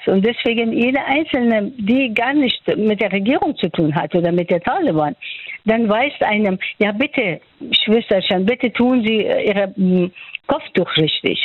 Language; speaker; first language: German; non-native, fluent; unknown